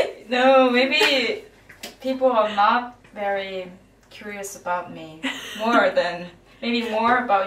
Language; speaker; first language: English; non-native, learner; Korean